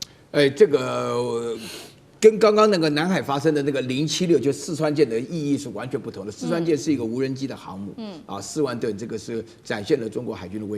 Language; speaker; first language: Chinese; native; Chinese